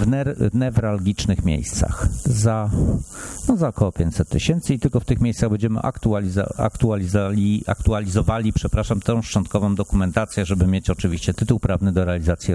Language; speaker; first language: Polish; native; Polish